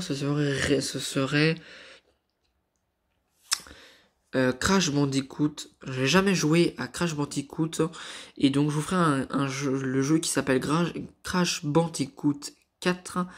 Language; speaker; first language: French; native; French